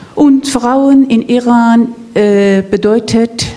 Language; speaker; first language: German; non-native, fluent; Persian